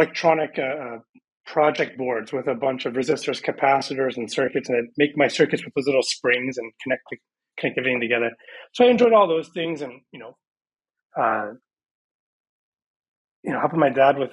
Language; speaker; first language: English; early bilingual, other home language; Persian